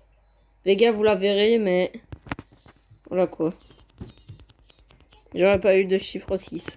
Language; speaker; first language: French; native; French